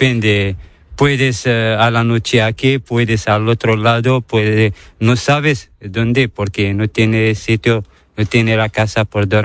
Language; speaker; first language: Spanish; non-native, learner; Arabic